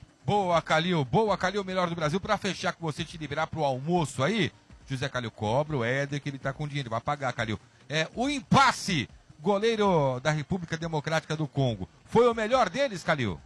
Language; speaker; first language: Portuguese; native; Portuguese